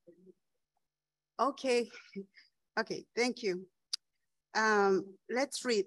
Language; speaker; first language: English; non-native, fluent; Spanish